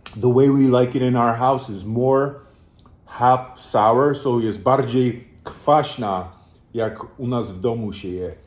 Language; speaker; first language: Polish; early bilingual, heritage; Polish